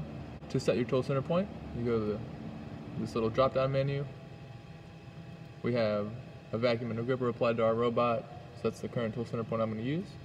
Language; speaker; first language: English; native; English